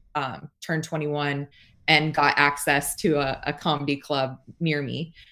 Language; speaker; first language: English; native; English